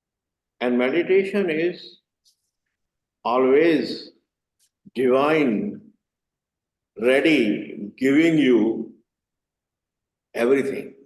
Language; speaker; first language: English; non-native, learner; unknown